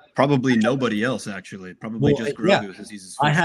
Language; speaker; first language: English; native; English